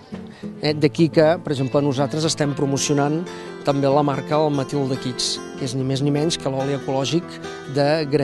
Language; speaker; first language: Catalan; native; Catalan